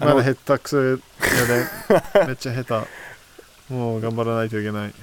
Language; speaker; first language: Japanese; non-native, fluent; English